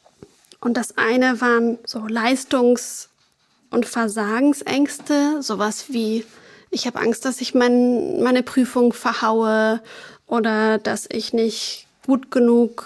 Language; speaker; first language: German; native; German